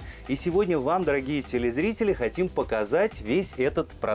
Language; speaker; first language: Russian; native; Russian